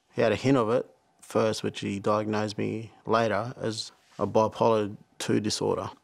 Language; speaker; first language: English; native; English